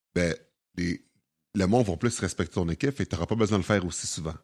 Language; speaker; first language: French; native; French